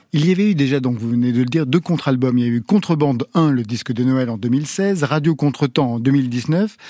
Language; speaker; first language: French; native; French